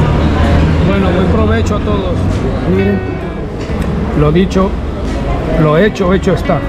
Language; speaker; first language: Spanish; native; Spanish